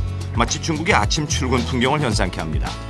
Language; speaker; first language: Korean; native; Korean